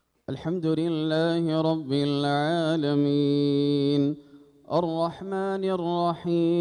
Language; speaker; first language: Arabic; native; Arabic